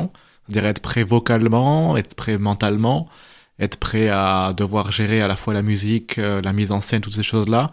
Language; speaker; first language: French; native; French